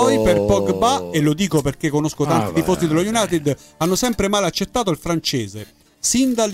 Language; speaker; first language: Italian; native; Italian